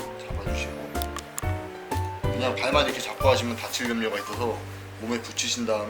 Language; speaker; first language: Korean; native; Korean